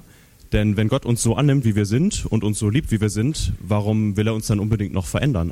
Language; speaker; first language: German; native; German